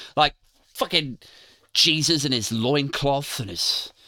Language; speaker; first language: English; native; English